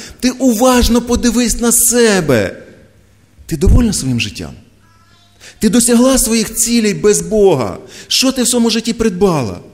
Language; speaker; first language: Ukrainian; non-native, local second language; Russian